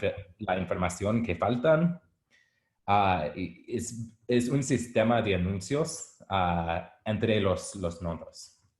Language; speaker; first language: Spanish; non-native, learner; English